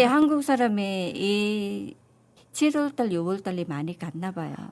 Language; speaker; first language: Korean; non-native, learner; Filipino